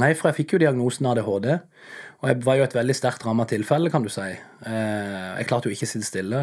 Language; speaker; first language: Norwegian; native; Norwegian